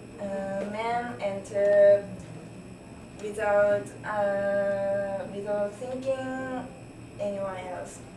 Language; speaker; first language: English; non-native, learner; Japanese